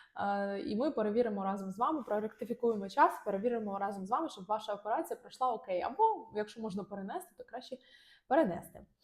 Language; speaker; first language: Ukrainian; non-native, local second language; Russian